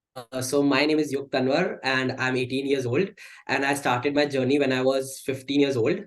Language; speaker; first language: English; non-native, local second language; Hindi